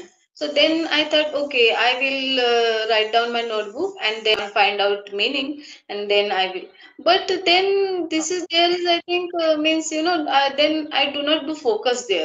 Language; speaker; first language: English; non-native, learner; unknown